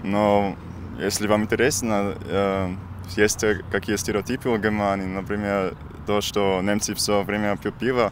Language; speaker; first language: Russian; non-native, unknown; German